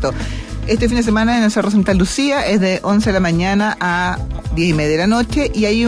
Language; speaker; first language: Spanish; native; Spanish